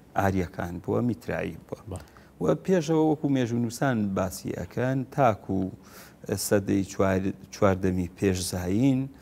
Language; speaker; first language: Central Kurdish; non-native, local second language; Gurani